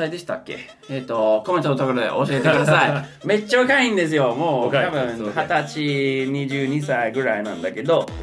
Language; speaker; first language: Japanese; non-native, fluent; English